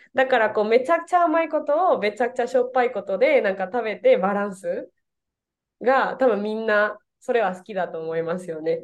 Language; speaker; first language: Japanese; non-native, fluent; Spanish